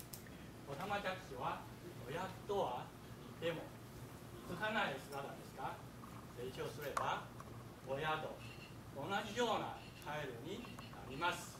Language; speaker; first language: Japanese; non-native, fluent; Chinese